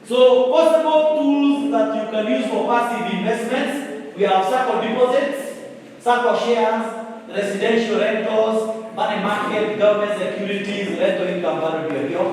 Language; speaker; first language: English; non-native, local second language; Swahili